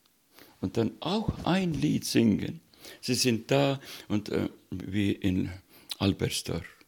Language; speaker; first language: German; non-native, fluent; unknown